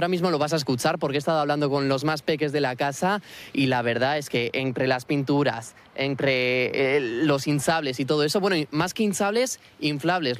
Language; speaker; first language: Spanish; native; Spanish